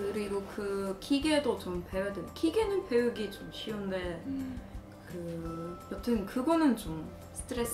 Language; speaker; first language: Korean; non-native, fluent; Swedish